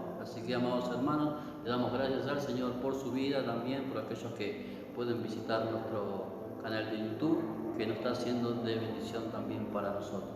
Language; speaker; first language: Spanish; native; Spanish